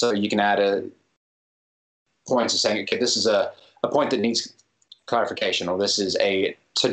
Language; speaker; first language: English; native; English